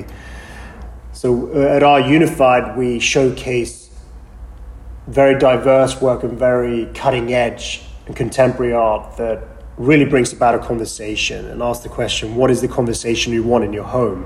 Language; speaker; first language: English; native; English